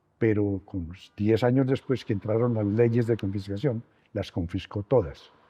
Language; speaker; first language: Spanish; native; Spanish